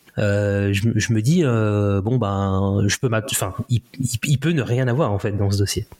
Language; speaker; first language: French; native; French